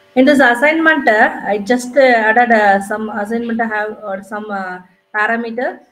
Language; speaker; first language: English; non-native, local second language; Tamil